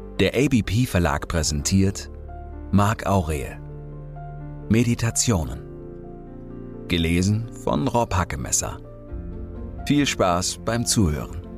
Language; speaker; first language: German; native; German